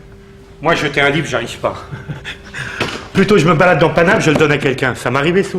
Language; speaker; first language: French; native; French